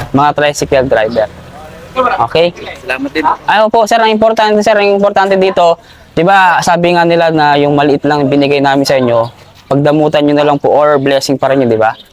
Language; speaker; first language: Filipino; native; Filipino